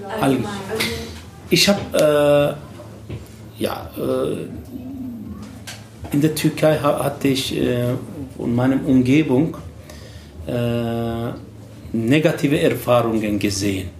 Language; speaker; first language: German; non-native, learner; Turkish